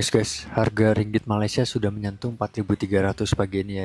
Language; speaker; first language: Indonesian; native; Indonesian